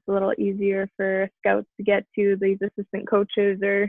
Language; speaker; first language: English; native; English